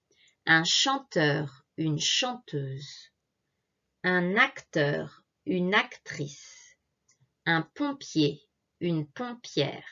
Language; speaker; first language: French; non-native, fluent; Japanese